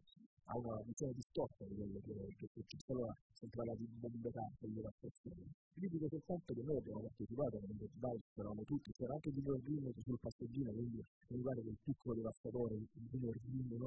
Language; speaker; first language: Italian; native; Italian